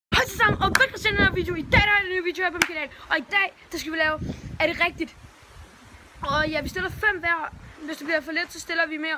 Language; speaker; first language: Danish; native; Danish